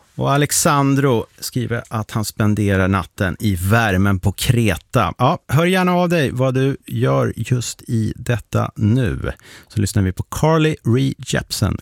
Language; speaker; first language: Swedish; native; Swedish